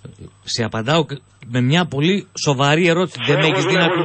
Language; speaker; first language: Greek; native; Greek